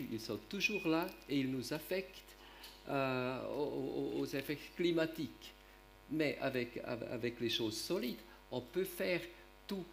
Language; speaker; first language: French; non-native, learner; German